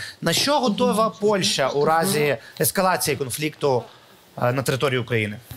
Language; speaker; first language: Ukrainian; native; Ukrainian